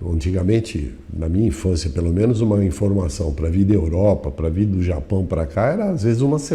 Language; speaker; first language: Portuguese; native; Portuguese